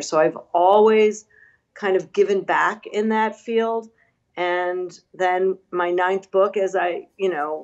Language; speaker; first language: English; native; English